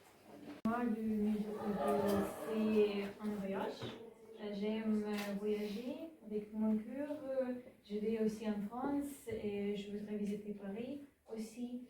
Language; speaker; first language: French; non-native, learner; Ukrainian